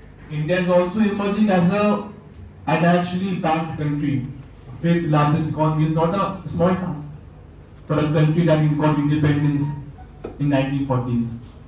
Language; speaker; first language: English; non-native, local second language; Hindi